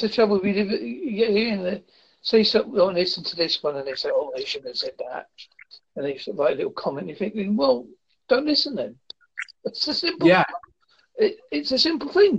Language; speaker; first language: English; native; English